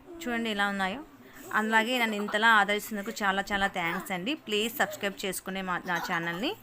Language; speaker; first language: Telugu; native; Telugu